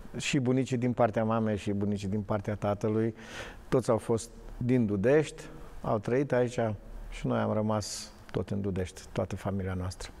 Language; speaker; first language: Romanian; non-native, local second language; Bulgarian